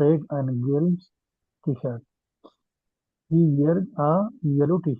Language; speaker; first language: English; non-native, learner; Urdu